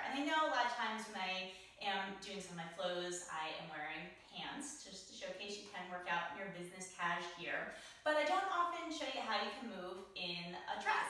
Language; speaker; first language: English; native; English